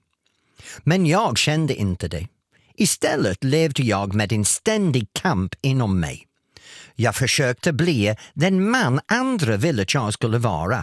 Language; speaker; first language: Swedish; non-native, fluent; English